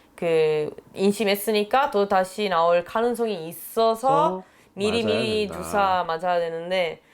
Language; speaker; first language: Korean; non-native, fluent; Italian